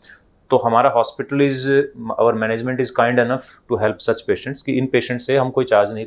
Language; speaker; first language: Hindi; native; Hindi